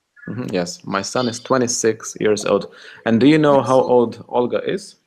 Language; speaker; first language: English; non-native, fluent; Russian